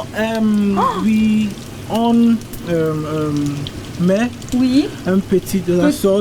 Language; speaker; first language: French; non-native, learner; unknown